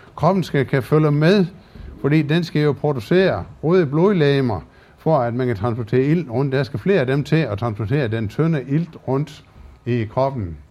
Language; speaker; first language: Danish; native; Danish